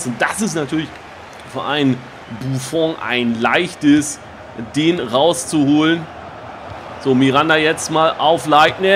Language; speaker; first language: German; native; German